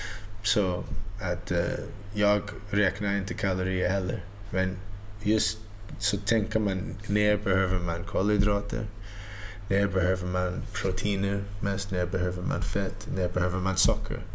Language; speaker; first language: Swedish; early bilingual, heritage; Swedish